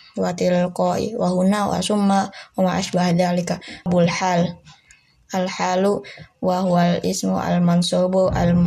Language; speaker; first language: Arabic; non-native, learner; Indonesian